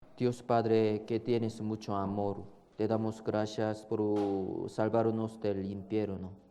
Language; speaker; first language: Spanish; non-native, learner; Korean